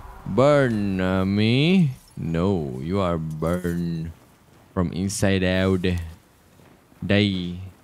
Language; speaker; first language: English; non-native, local second language; Malay